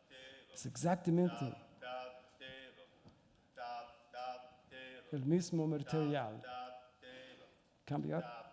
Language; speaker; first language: Spanish; non-native, learner; English